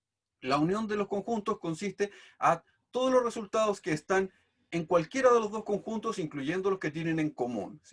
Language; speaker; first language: Spanish; native; Spanish